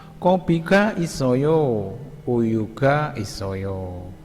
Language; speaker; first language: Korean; non-native, learner; Indonesian